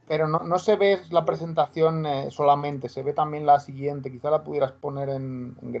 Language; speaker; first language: Spanish; native; Spanish